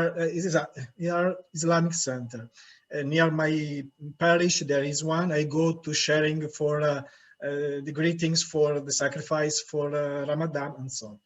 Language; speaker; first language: English; non-native, learner; Italian